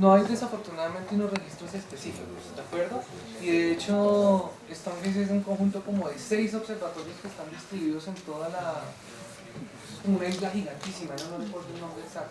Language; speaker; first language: Spanish; native; Spanish